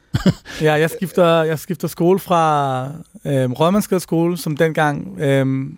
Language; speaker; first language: Danish; early bilingual, other home language; Persian